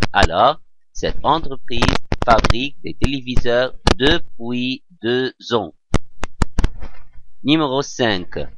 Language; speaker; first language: French; non-native, fluent; Arabic